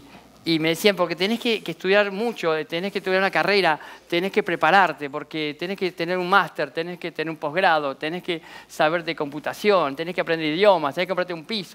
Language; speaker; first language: Spanish; native; Spanish